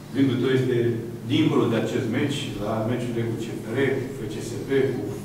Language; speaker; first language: Romanian; native; Romanian